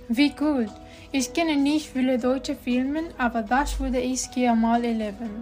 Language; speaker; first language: German; non-native, learner; Spanish